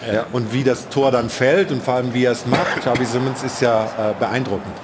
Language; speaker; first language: German; native; German